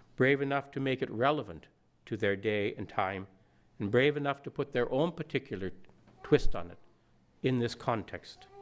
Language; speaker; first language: English; native; English